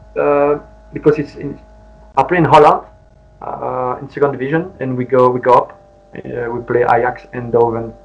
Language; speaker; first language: English; non-native, learner; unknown